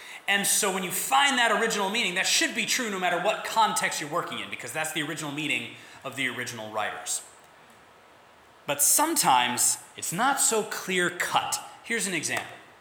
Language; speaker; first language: English; native; English